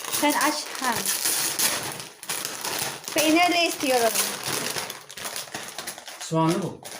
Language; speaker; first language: Turkish; non-native, learner; Filipino